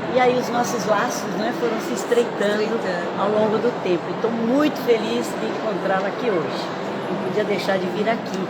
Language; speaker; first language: Portuguese; early bilingual, other home language; Italian